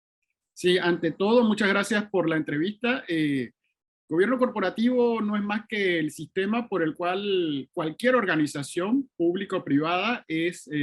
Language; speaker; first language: Spanish; native; Spanish